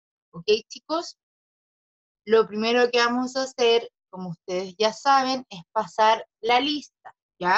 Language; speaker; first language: Spanish; native; Spanish